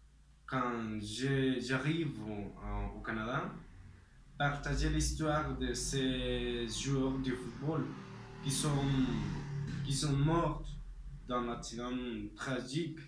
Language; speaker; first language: French; non-native, learner; Spanish